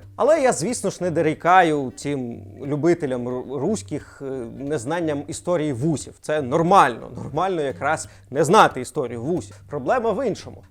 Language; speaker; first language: Ukrainian; non-native, local second language; Russian